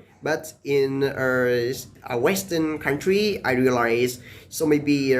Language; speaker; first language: English; non-native, learner; Vietnamese